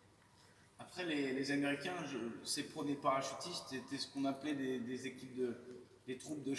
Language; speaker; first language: French; native; French